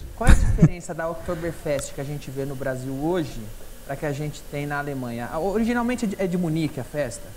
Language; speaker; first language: Portuguese; native; Portuguese